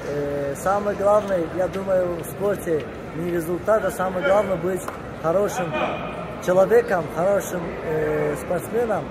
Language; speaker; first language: Russian; non-native, learner; Azerbaijani